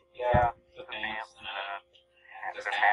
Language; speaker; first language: English; native; English